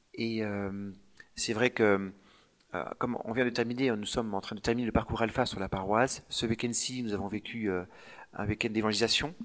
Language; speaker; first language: French; native; French